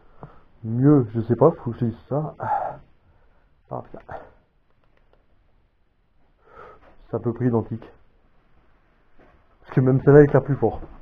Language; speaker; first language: French; native; French